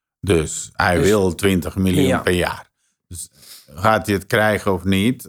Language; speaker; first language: Dutch; non-native, fluent; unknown